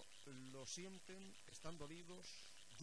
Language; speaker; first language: Spanish; native; Spanish